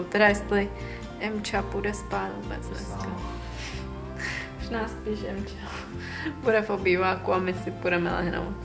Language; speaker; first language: Czech; native; Czech